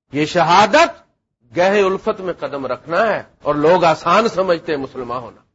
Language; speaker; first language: Urdu; non-native, local second language; Punjabi